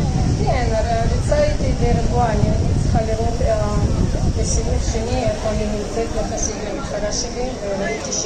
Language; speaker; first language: Hebrew; non-native, fluent; Russian